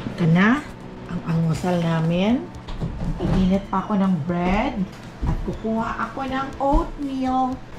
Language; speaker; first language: Filipino; non-native, local second language; Cebuano